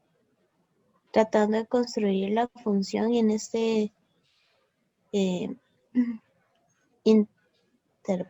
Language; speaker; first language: Spanish; native; Spanish